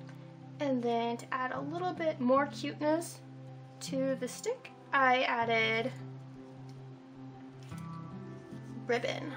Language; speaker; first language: English; native; English